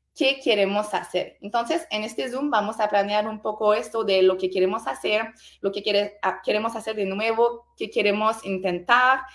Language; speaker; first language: Spanish; non-native, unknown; French